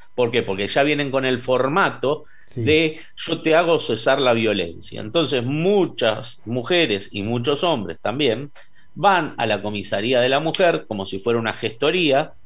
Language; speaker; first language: Spanish; native; Spanish